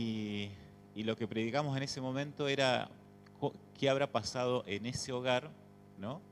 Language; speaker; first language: Spanish; native; Spanish